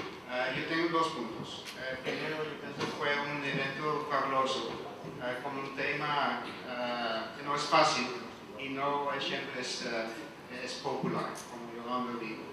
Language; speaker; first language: Spanish; non-native, fluent; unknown